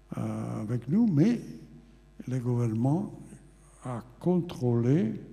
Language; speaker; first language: French; non-native, fluent; Italian